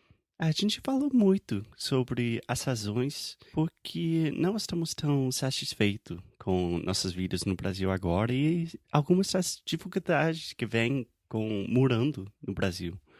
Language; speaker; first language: Portuguese; non-native, fluent; English